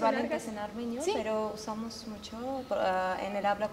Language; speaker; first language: Spanish; non-native, fluent; Armenian